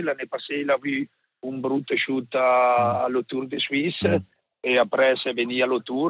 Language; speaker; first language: French; non-native, learner; Italian